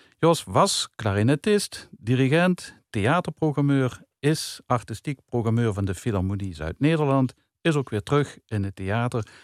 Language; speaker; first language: Dutch; native; Dutch